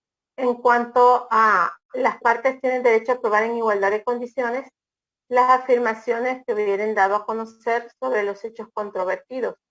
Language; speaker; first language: Spanish; native; Spanish